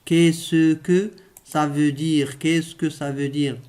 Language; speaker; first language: French; non-native, local second language; Arabic